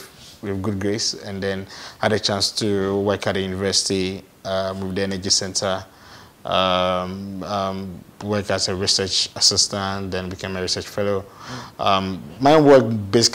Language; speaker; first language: English; non-native, local second language; Akan